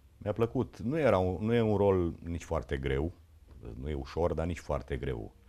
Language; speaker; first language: Romanian; native; Romanian